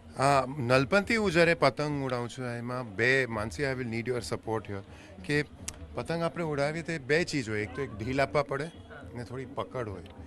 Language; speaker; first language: Gujarati; native; Gujarati